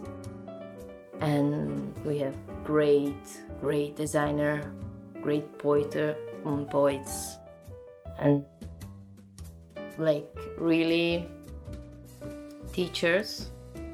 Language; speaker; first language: English; non-native, fluent; Italian